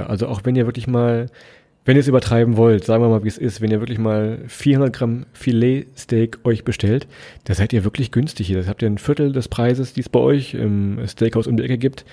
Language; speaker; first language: German; native; German